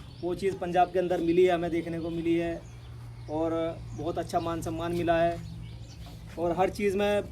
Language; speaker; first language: Hindi; non-native, local second language; Punjabi